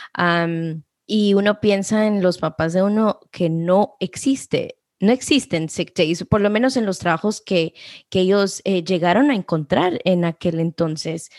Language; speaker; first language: Spanish; early bilingual, heritage; Spanish